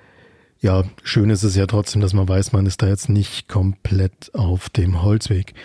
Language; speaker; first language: German; native; German